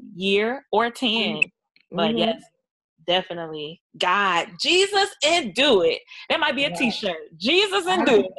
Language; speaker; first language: English; native; English